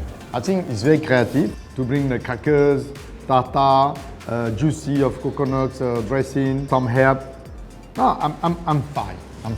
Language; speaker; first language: English; non-native, fluent; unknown